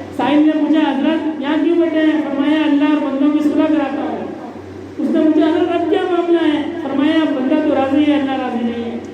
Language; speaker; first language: Urdu; non-native, local second language; Punjabi